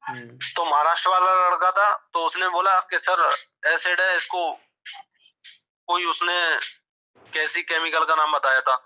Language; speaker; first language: Hindi; native; Hindi